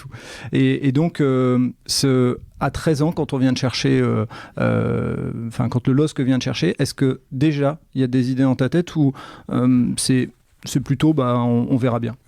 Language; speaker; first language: French; native; French